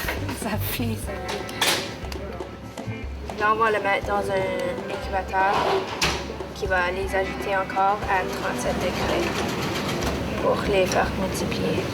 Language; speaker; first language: French; non-native, local second language; English